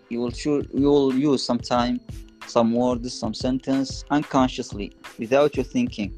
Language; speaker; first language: English; non-native, fluent; Arabic